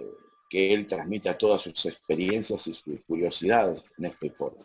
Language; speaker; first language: Spanish; native; Spanish